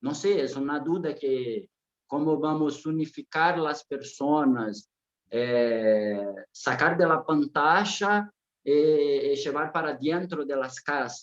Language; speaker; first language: Spanish; non-native, fluent; Portuguese